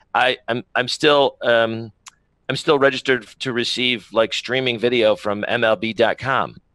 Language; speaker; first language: English; native; English